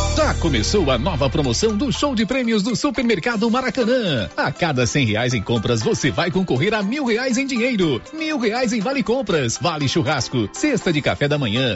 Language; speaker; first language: Portuguese; native; Portuguese